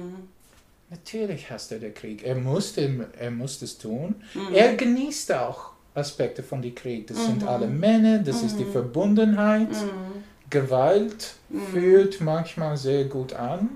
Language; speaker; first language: German; non-native, learner; English